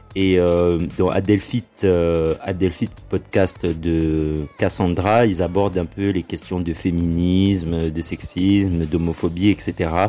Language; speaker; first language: French; early bilingual, other home language; Lingala